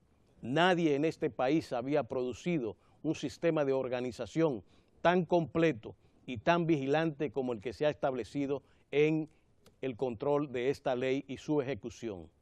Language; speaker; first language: Spanish; native; Spanish